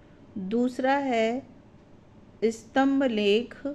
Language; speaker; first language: Hindi; native; Hindi